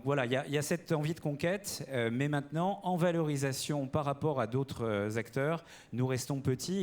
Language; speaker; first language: French; native; French